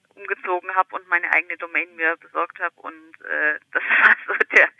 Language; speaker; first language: German; native; German